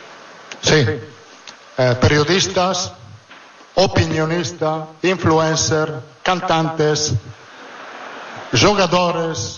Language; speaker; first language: Portuguese; non-native, fluent; Italian